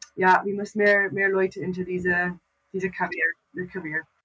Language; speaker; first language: German; non-native, learner; English